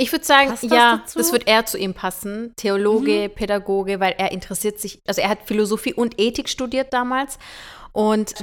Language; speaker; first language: German; early bilingual, other home language; Turkish